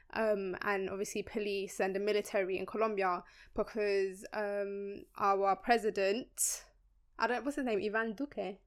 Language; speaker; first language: English; early bilingual, other home language; Spanish